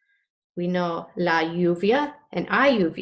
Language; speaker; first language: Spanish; non-native, fluent; English